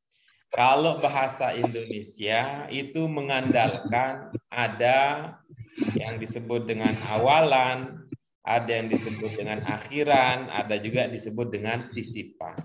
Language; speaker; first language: Indonesian; native; Indonesian